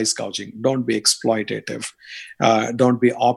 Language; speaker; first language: English; non-native, local second language; Tamil